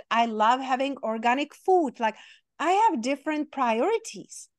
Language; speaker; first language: English; non-native, fluent; Czech